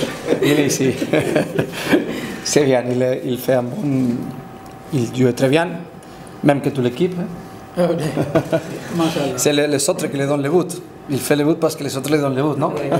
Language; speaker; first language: French; non-native, fluent; Spanish